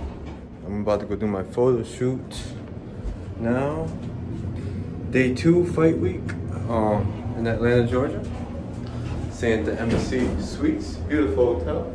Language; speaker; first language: English; early bilingual, other home language; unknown